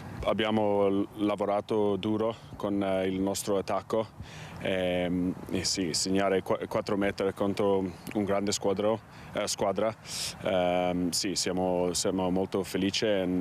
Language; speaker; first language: Italian; non-native, learner; English